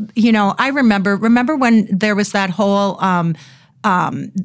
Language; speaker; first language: English; native; English